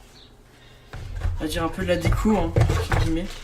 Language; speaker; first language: French; native; French